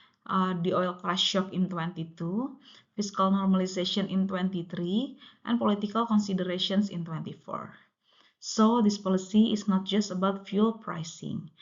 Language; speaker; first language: English; non-native, local second language; Indonesian